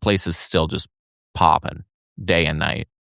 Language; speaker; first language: English; native; English